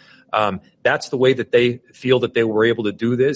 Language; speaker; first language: English; native; English